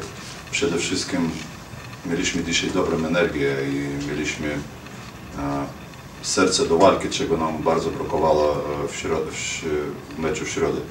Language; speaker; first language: Polish; non-native, fluent; Lithuanian